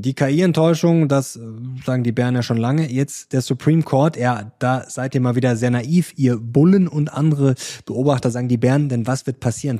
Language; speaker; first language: German; native; German